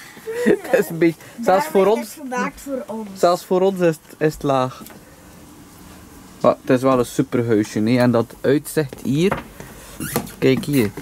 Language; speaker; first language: Dutch; native; Dutch